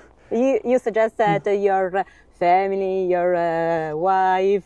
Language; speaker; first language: English; non-native, learner; Italian